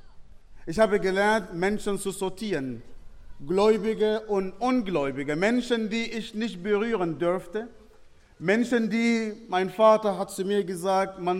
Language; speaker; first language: German; non-native, fluent; Arabic